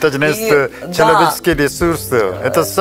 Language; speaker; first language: Russian; non-native, learner; Korean